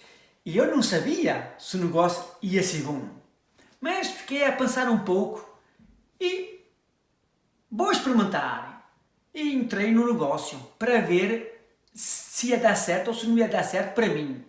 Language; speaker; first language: Portuguese; early bilingual, heritage; French